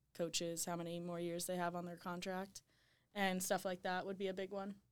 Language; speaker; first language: English; native; English